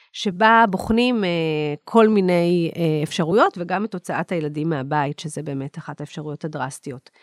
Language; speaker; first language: Hebrew; native; Hebrew